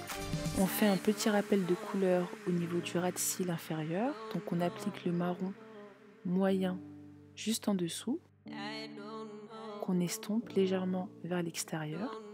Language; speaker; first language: French; native; French